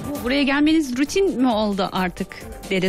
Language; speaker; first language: Turkish; native; Turkish